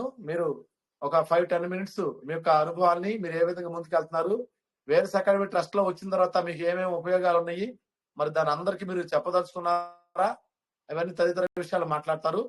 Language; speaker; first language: Telugu; native; Telugu